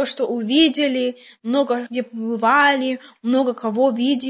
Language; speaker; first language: Russian; early bilingual, heritage; Russian